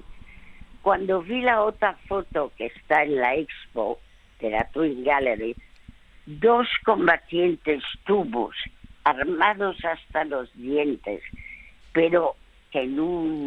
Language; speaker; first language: Spanish; early bilingual, other home language; French